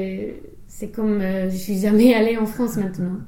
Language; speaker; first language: French; non-native, fluent; English